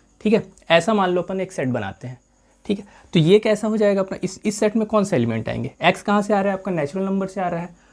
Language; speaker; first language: Hindi; native; Hindi